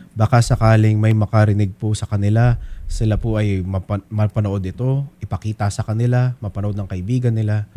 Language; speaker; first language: Filipino; native; Filipino